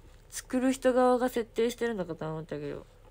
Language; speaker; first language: Japanese; native; Japanese